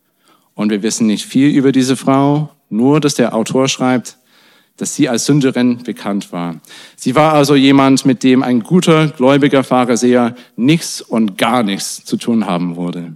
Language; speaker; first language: German; non-native, fluent; English